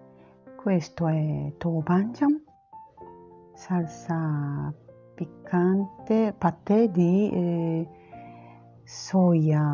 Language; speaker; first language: Italian; non-native, learner; Japanese